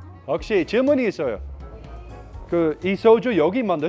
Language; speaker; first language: Korean; non-native, fluent; Dutch